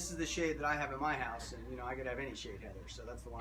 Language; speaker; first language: English; native; English